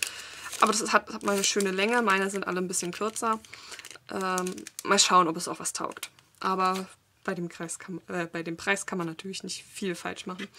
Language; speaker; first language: German; native; German